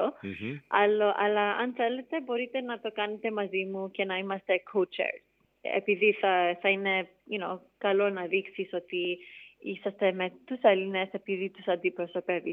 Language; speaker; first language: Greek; early bilingual, heritage; Greek